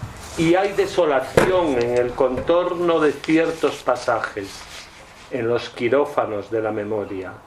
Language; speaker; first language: Spanish; native; Spanish